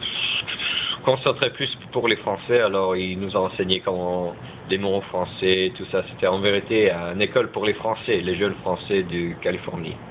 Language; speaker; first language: French; early bilingual, heritage; French